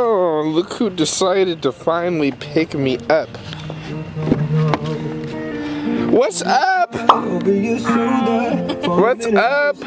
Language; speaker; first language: English; native; English